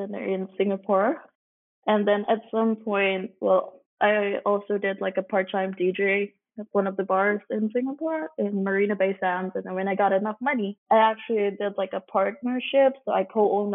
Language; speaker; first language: English; non-native, local second language; Cantonese